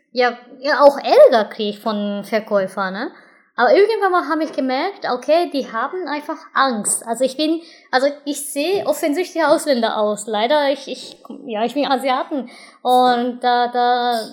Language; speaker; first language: German; non-native, learner; Japanese